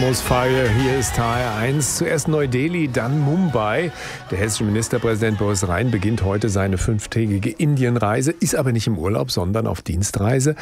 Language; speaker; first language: German; native; German